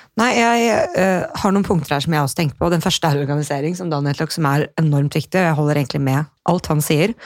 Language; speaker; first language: Norwegian; native; Norwegian